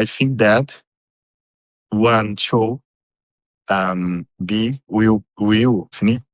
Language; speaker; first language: English; non-native, learner; Portuguese